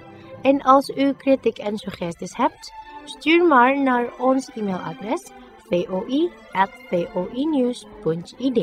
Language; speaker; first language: Dutch; non-native, learner; Indonesian